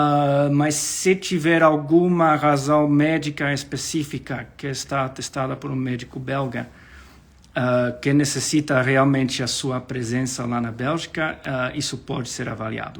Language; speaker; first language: Portuguese; non-native, fluent; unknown